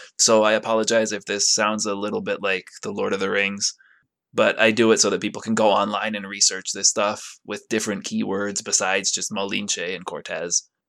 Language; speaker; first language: English; native; English